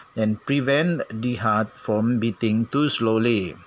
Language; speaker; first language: English; non-native, local second language; Malay